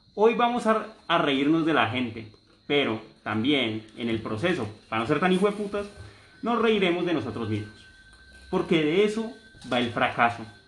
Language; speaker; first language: Spanish; native; Spanish